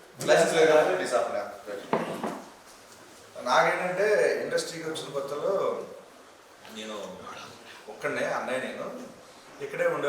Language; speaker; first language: Telugu; native; Telugu